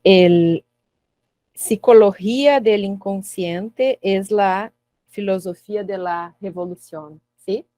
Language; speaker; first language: Spanish; non-native, learner; Portuguese